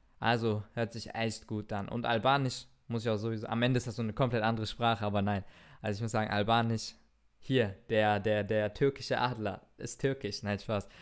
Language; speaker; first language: German; early bilingual, other home language; Turkish